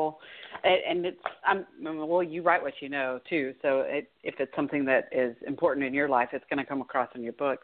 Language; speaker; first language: English; native; English